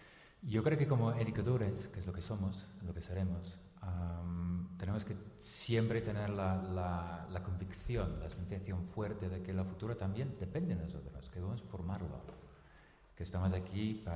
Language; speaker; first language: Spanish; non-native, local second language; Catalan